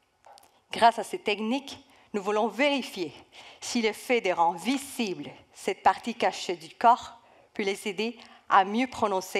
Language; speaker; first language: French; non-native, fluent; Spanish